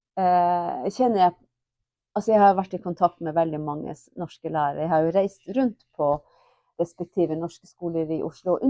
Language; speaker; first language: Norwegian; non-native, local second language; Northern Sami